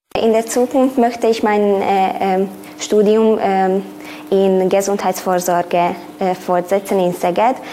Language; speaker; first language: German; non-native, fluent; Hungarian